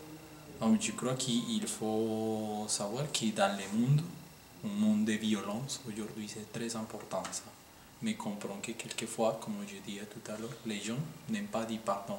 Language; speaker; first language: French; non-native, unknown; Spanish